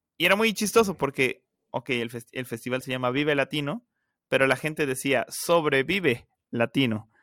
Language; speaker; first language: Spanish; native; Spanish